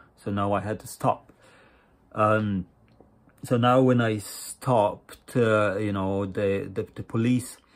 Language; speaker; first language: English; non-native, fluent; Latvian